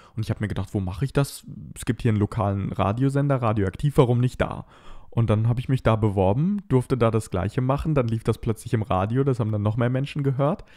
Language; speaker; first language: German; native; German